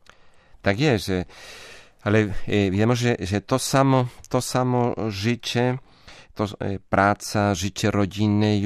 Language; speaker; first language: Polish; non-native, fluent; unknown